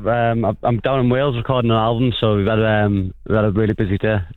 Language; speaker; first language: English; native; English